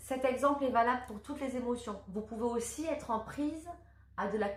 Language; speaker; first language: French; native; French